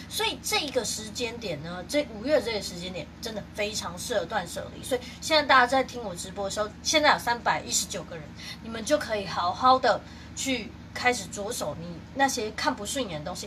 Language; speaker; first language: Chinese; native; Chinese